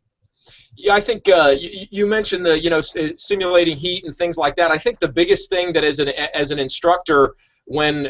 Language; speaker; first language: English; native; English